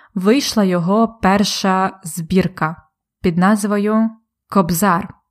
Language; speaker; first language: Ukrainian; native; Ukrainian